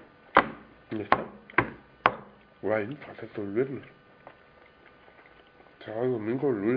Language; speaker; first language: Spanish; native; Spanish